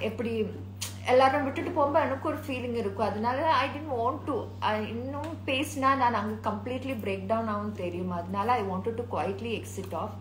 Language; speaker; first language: Tamil; non-native, learner; Malayalam